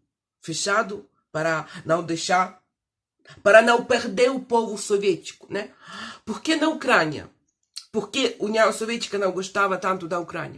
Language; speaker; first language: Portuguese; non-native, fluent; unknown